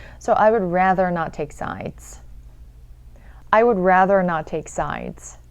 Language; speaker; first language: English; early bilingual, other home language; Korean